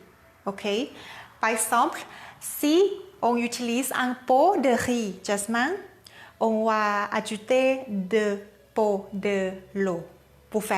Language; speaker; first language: French; non-native, learner; Thai